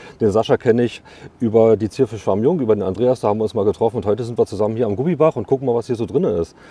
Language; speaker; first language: German; native; German